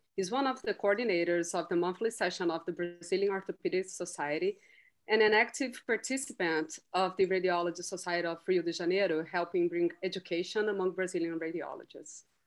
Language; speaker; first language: English; non-native, fluent; Portuguese